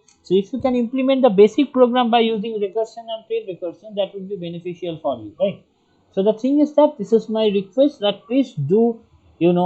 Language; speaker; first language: English; non-native, local second language; Bangla